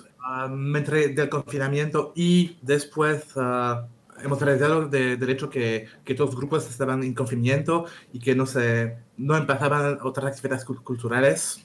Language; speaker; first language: Spanish; non-native, learner; French